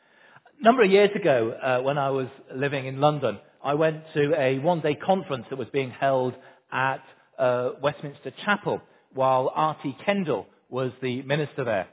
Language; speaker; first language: English; native; English